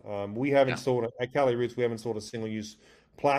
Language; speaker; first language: English; native; English